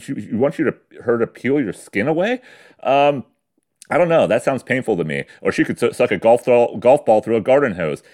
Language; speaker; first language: English; native; English